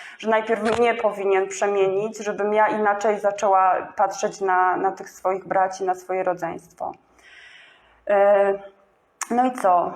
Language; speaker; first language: Polish; native; Polish